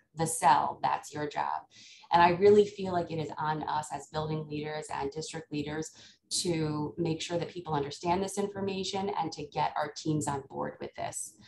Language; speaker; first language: English; native; English